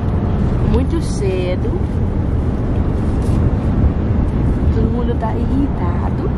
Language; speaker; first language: Portuguese; non-native, learner; Dutch